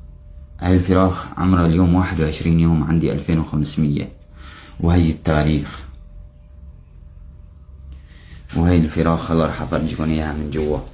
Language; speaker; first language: Arabic; native; Arabic